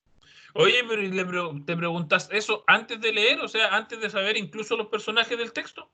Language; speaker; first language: Spanish; native; Spanish